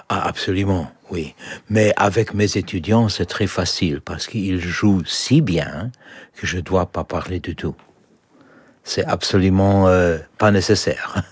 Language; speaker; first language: French; non-native, fluent; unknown